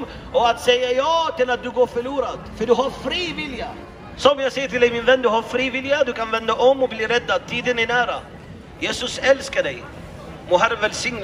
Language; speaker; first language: Swedish; non-native, fluent; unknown